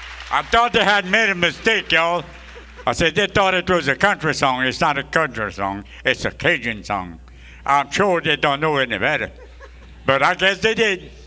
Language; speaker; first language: English; early bilingual, other home language; French